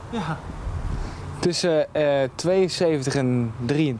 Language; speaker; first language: Dutch; native; Dutch